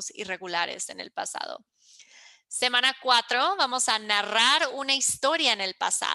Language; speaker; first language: Spanish; early bilingual, heritage; English